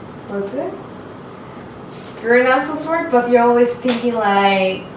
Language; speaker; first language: English; non-native, learner; Turkish